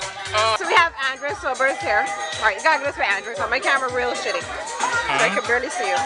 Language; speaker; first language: English; native; English